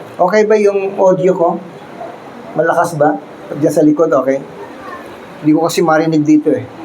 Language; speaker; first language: Filipino; native; Filipino